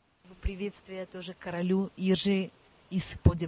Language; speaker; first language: Russian; native; Russian